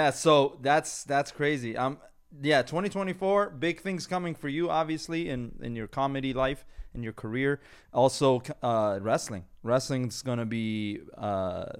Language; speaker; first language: English; non-native, fluent; Persian